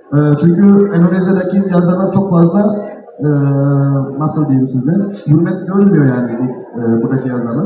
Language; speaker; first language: Turkish; non-native, fluent; Indonesian